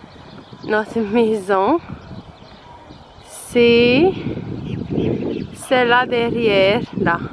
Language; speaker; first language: French; native; French